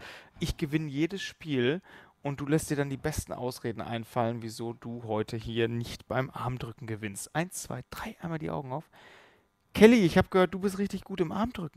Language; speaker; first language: German; native; German